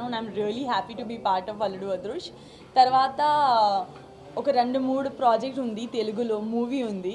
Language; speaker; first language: Telugu; non-native, learner; Gujarati